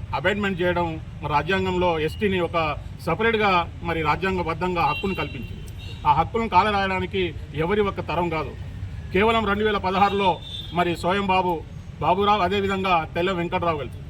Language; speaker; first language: Telugu; non-native, local second language; Lambadi